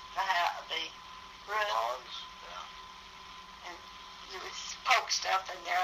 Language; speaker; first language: English; native; English